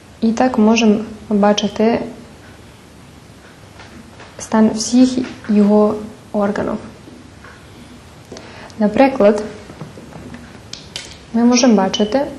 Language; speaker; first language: Ukrainian; early bilingual, heritage; Ukrainian